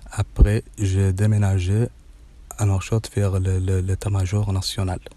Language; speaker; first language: French; non-native, learner; Arabic